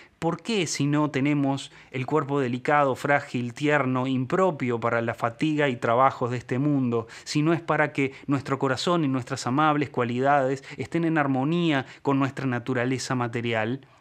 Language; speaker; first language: Spanish; native; Spanish